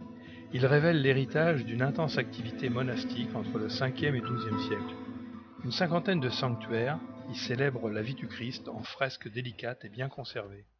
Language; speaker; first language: French; native; French